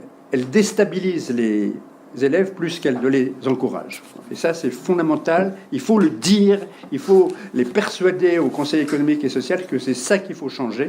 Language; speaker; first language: French; native; French